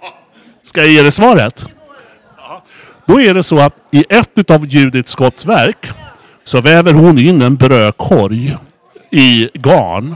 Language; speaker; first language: Swedish; native; Swedish